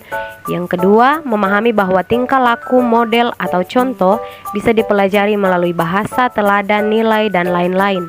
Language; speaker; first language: Indonesian; native; Indonesian